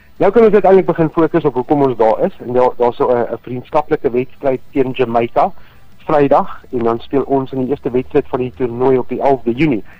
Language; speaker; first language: Afrikaans; native; Afrikaans